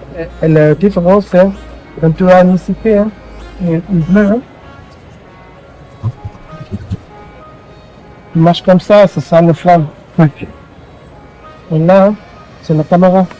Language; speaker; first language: French; non-native, learner; German